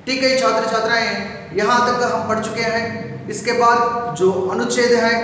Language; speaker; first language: Hindi; non-native, local second language; Telugu